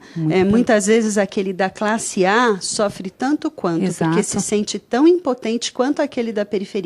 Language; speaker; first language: Portuguese; native; Portuguese